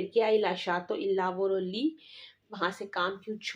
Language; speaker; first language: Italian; non-native, learner; Urdu